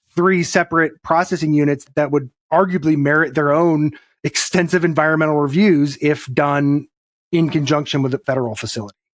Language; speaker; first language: English; native; English